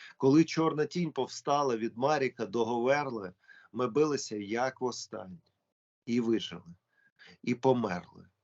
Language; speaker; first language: Ukrainian; non-native, local second language; Russian